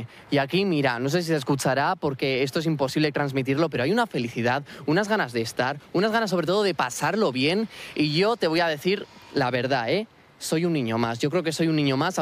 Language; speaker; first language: Spanish; native; Spanish